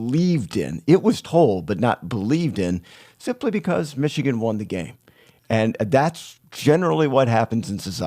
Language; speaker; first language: English; native; English